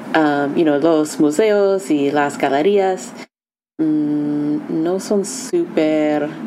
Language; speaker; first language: Spanish; non-native, learner; English